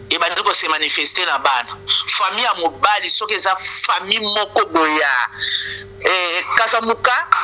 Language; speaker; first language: Lingala; non-native, local second language; Luba-Lulua